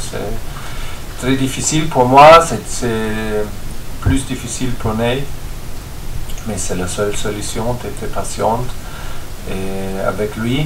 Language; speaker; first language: French; non-native, fluent; German